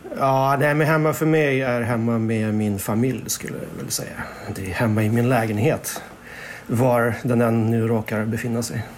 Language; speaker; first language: Swedish; early bilingual, other home language; Russian